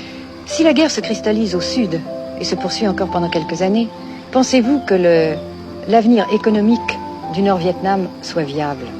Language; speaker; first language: French; native; French